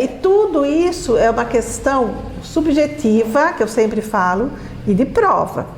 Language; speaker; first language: Portuguese; native; Portuguese